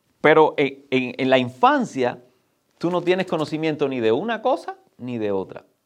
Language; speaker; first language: Spanish; native; Spanish